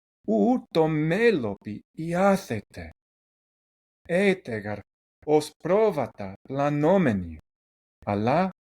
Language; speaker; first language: Greek; non-native, fluent; English